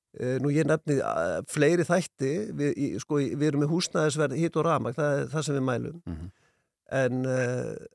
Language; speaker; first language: Icelandic; native; Icelandic